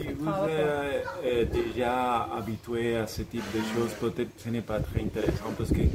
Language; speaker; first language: French; non-native, learner; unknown